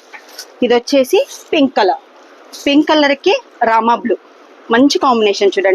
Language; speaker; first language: Telugu; native; Telugu